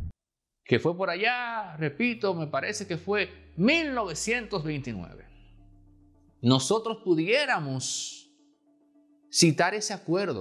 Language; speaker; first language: Spanish; native; Spanish